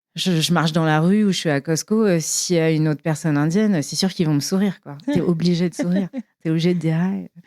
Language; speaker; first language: French; native; French